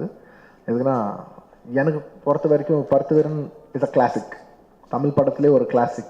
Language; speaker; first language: Tamil; non-native, local second language; Telugu